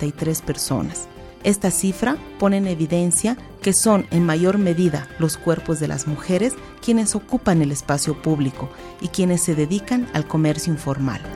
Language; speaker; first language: Spanish; native; Spanish